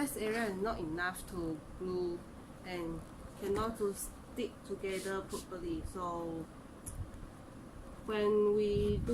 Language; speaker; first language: English; non-native, local second language; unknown